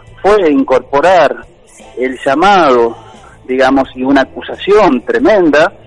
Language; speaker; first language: Spanish; native; Spanish